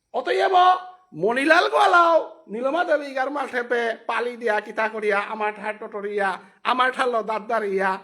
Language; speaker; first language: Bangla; non-native, local second language; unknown